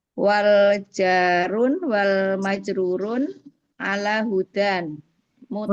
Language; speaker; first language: Arabic; non-native, learner; Indonesian